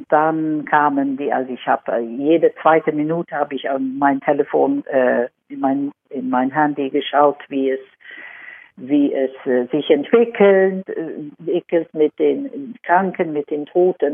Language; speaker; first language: German; non-native, fluent; Swedish